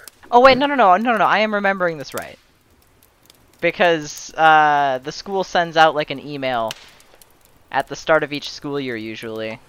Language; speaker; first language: English; native; English